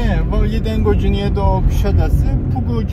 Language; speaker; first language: Polish; non-native, learner; Turkish